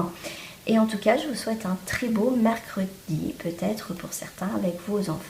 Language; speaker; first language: French; native; French